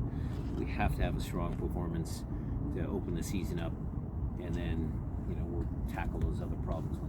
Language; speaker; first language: English; native; English